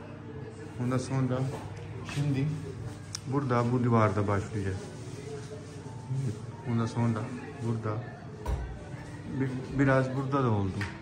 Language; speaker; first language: Turkish; non-native, learner; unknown